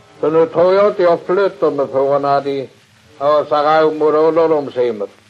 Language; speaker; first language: Swedish; native; Swedish